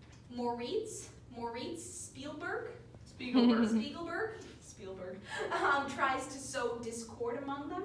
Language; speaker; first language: English; native; English